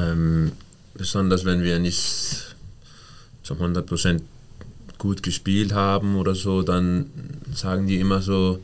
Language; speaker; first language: German; non-native, fluent; Danish